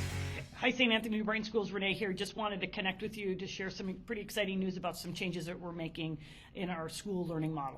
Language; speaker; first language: English; native; English